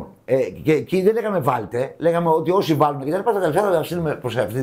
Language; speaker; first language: Greek; native; Greek